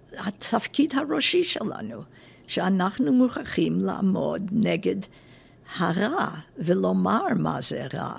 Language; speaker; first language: Hebrew; non-native, fluent; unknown